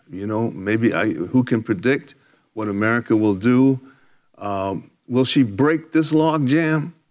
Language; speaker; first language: English; native; English